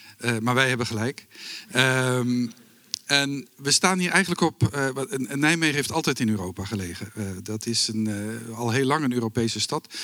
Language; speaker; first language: Dutch; native; Dutch